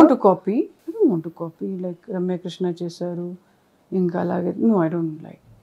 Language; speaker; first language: Telugu; non-native, local second language; Kannada